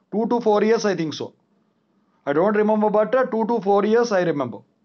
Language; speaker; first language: English; non-native, local second language; Telugu